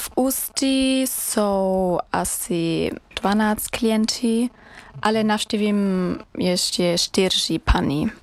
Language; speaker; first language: Czech; non-native, learner; German